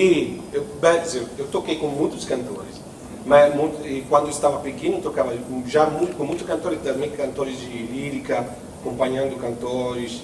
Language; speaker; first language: Portuguese; non-native, fluent; Italian